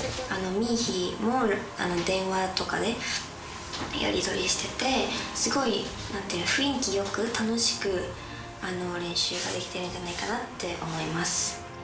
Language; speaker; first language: Japanese; native; Japanese